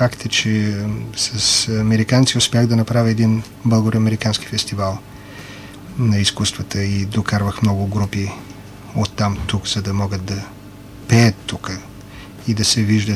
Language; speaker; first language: Bulgarian; native; Bulgarian